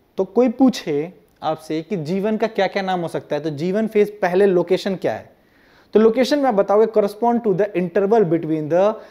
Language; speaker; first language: Hindi; non-native, local second language; Gujarati